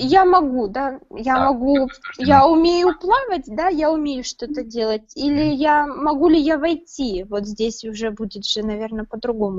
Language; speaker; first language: Russian; native; Russian